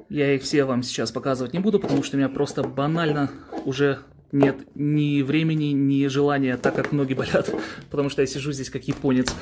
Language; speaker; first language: Russian; early bilingual, heritage; Russian